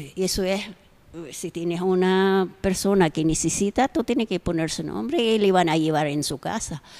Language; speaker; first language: Spanish; non-native, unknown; Filipino